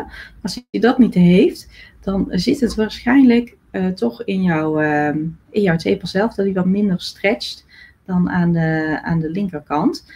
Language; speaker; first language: Dutch; native; Dutch